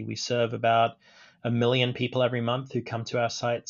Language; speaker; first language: English; native; English